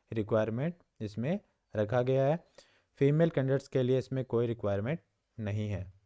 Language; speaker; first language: Hindi; native; Hindi